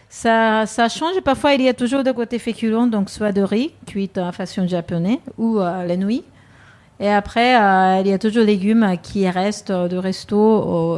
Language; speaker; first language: French; non-native, fluent; Japanese